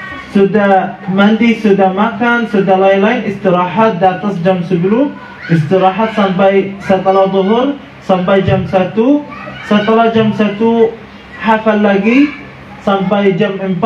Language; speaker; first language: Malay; non-native, fluent; Arabic